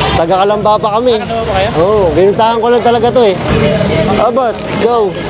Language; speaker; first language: Filipino; native; Filipino